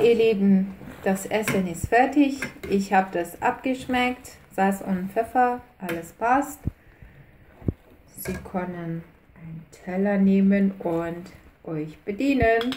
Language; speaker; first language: German; non-native, fluent; Persian